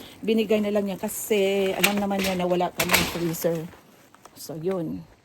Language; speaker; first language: Filipino; non-native, local second language; Cebuano